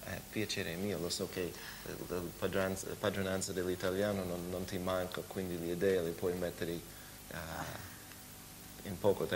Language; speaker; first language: Italian; non-native, fluent; English